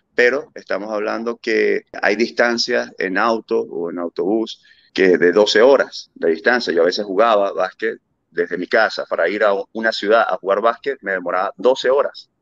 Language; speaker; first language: Spanish; early bilingual, other home language; German